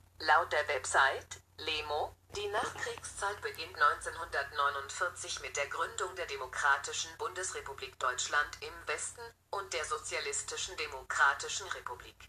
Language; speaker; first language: German; non-native, learner; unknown